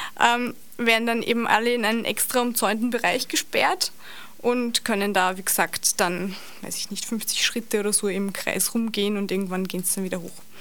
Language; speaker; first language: German; native; German